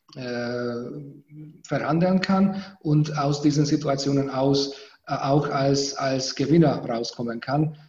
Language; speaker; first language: German; non-native, fluent; Hungarian